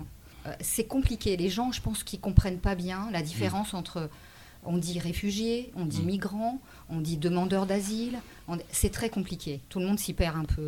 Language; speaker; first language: French; native; French